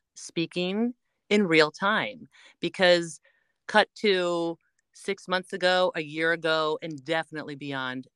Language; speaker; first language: English; native; English